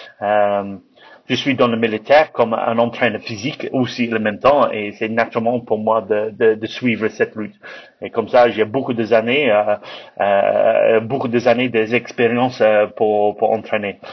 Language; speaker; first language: French; non-native, learner; English